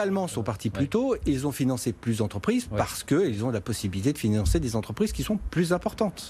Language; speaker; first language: French; native; French